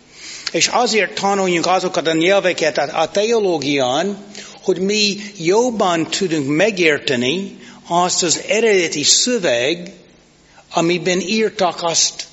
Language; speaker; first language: Hungarian; non-native, fluent; English